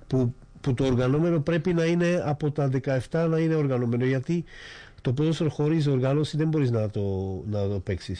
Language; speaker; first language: Greek; non-native, fluent; Slovak